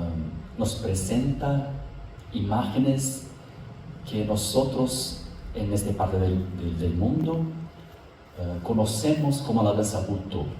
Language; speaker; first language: Spanish; non-native, fluent; Portuguese